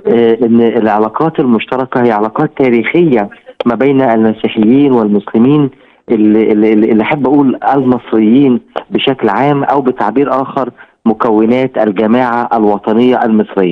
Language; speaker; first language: Arabic; native; Arabic